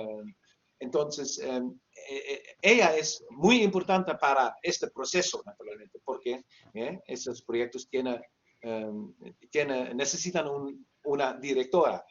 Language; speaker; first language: Spanish; non-native, learner; Dutch